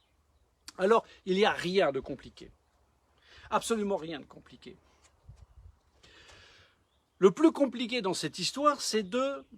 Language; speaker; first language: French; native; French